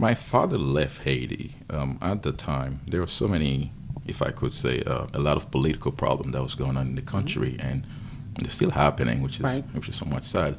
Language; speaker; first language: English; non-native, fluent; Haitian Creole